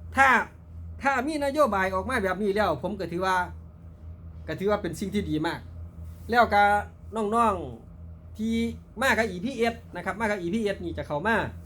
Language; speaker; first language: Thai; native; Thai